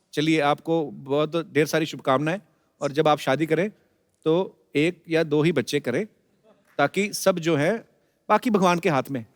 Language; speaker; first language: Hindi; non-native, local second language; Punjabi